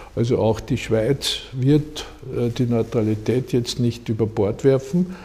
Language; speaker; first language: German; native; German